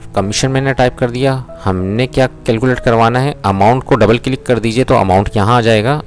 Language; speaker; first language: Urdu; non-native, local second language; Punjabi